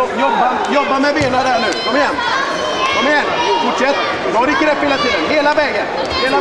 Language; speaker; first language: Swedish; native; Swedish